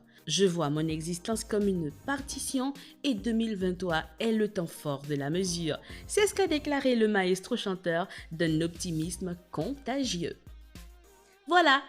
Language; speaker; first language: French; non-native, local second language; Haitian Creole